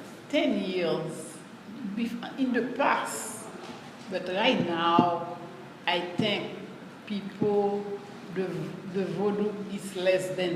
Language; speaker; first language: English; non-native, learner; Haitian Creole